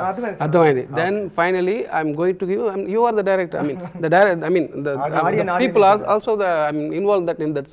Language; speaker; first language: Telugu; non-native, learner; Tamil